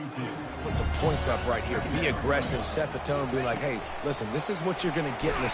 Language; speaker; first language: English; native; English